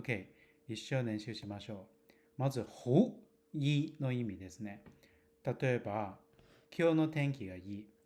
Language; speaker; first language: Japanese; non-native, fluent; Cantonese